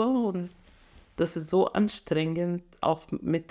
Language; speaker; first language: German; non-native, fluent; Arabic